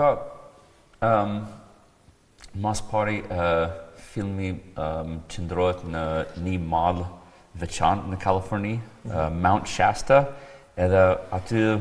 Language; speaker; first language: Albanian; non-native, fluent; English